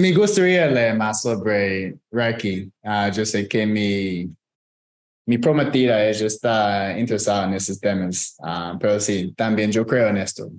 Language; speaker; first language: Spanish; non-native, fluent; English